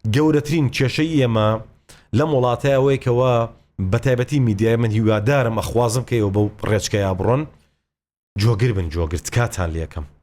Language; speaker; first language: Central Kurdish; native; Central Kurdish